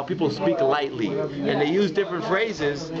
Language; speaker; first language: English; native; English